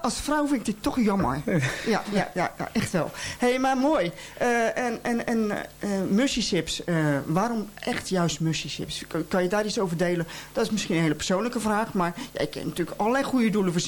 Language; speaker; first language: Dutch; native; Dutch